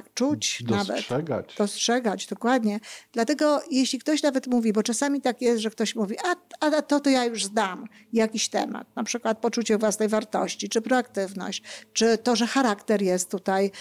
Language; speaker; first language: Polish; native; Polish